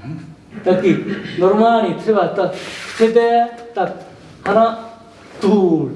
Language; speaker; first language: Czech; non-native, learner; Korean